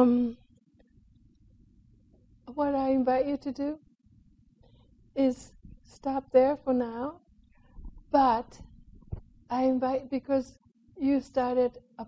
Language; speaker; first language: English; non-native, fluent; Japanese